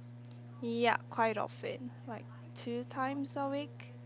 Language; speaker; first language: English; non-native, learner; Korean